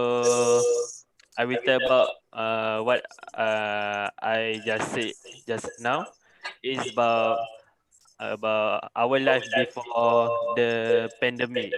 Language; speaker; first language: English; non-native, local second language; Malay